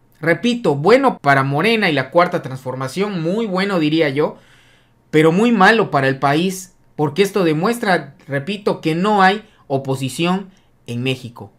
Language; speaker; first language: Spanish; native; Spanish